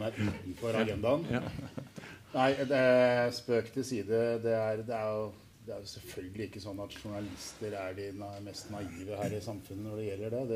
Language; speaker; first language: Norwegian; native; Norwegian